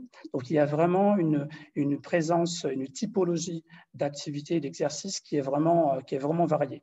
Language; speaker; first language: French; non-native, fluent; Portuguese